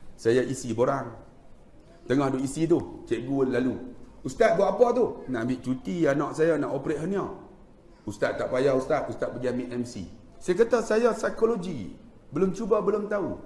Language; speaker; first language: Malay; native; Malay